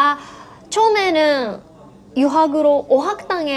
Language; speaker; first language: Korean; non-native, learner; Japanese